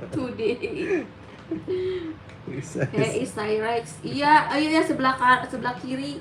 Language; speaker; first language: English; non-native, learner; Indonesian